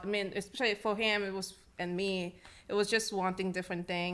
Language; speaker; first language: English; non-native, local second language; French